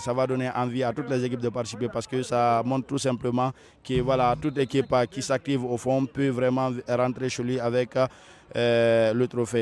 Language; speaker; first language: French; non-native, local second language; Fula